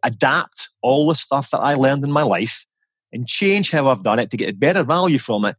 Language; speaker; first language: English; native; English